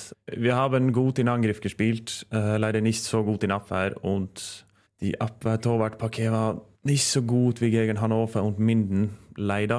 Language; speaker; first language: German; non-native, fluent; Norwegian